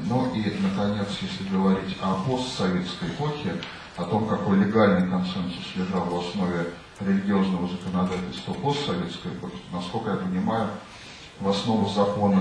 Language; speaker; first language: Russian; native; Russian